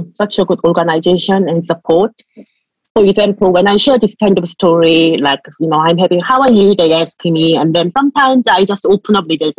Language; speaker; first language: English; non-native, fluent; Korean